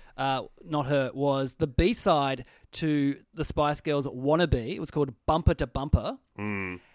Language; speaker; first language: English; native; English